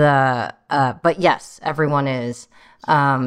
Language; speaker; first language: English; early bilingual, other home language; Chinese